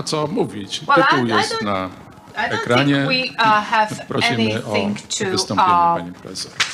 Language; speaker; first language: Polish; native; Polish